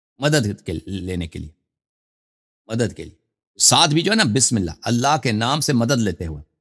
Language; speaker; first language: Urdu; non-native, fluent; Persian